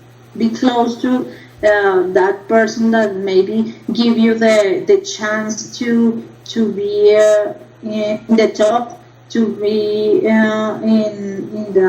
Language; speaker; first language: English; non-native, learner; Spanish